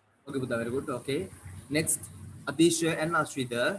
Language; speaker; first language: English; non-native, local second language; Sinhala